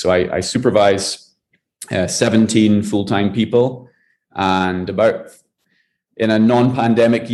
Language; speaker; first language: English; native; English